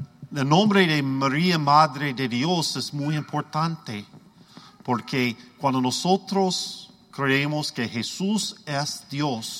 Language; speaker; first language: Spanish; non-native, learner; English